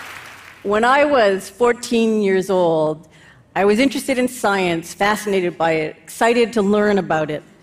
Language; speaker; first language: English; native; English